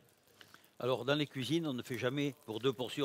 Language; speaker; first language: French; native; French